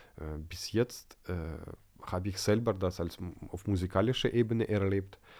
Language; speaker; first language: German; non-native, fluent; Ukrainian